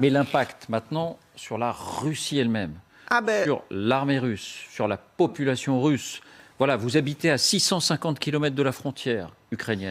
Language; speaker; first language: French; native; French